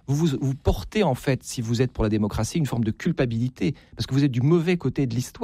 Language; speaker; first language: French; native; French